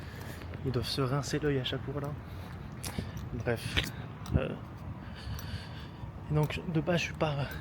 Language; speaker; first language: French; native; French